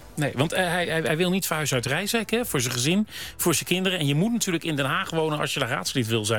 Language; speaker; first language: Dutch; native; Dutch